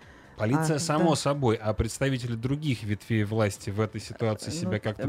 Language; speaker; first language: Russian; native; Russian